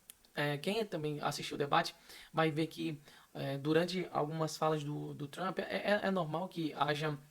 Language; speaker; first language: Portuguese; native; Portuguese